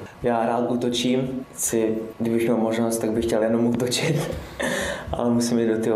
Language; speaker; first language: Czech; early bilingual, other home language; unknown